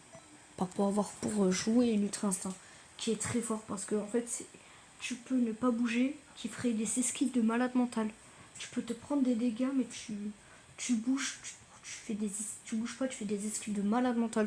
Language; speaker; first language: French; native; French